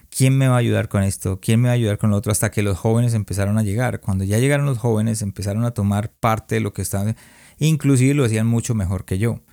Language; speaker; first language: Spanish; early bilingual, heritage; Spanish